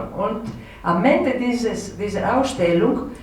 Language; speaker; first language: German; non-native, fluent; Greek